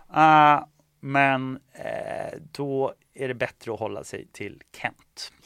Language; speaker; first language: Swedish; early bilingual, other home language; Estonian